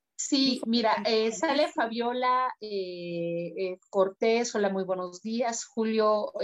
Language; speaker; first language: Spanish; native; Spanish